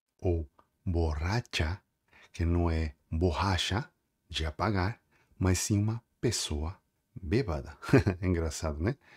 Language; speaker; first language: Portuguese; non-native, fluent; Spanish